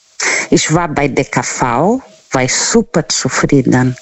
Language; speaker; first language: German; non-native, fluent; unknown